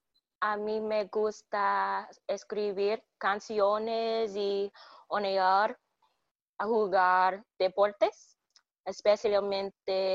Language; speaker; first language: Spanish; non-native, learner; English